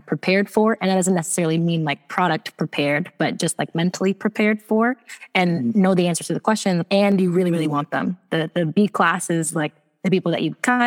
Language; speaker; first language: English; native; English